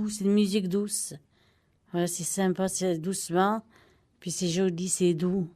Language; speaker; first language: French; native; French